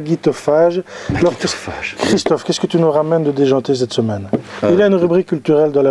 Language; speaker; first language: French; native; French